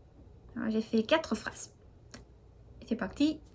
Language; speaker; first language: French; non-native, fluent; Korean